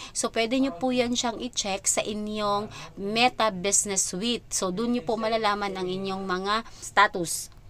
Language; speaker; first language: Filipino; non-native, local second language; Cebuano